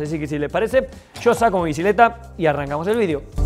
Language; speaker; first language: Spanish; native; Spanish